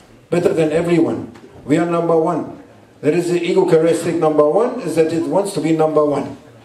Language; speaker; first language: English; non-native, fluent; German